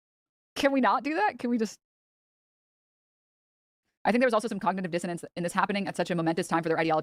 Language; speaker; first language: English; native; English